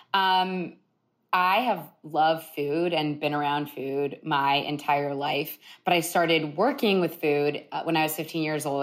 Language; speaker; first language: English; native; English